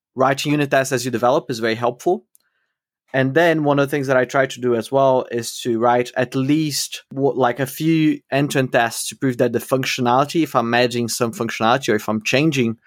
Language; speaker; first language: English; non-native, fluent; Portuguese